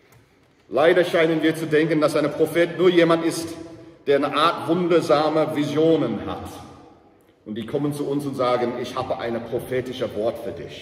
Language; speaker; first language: German; non-native, learner; English